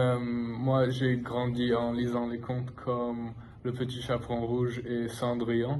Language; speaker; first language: French; non-native, fluent; English